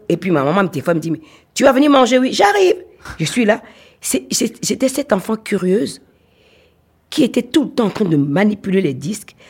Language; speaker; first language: French; non-native, local second language; Fon